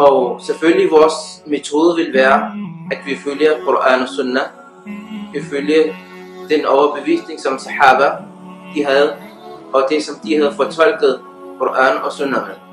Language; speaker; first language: Danish; early bilingual, other home language; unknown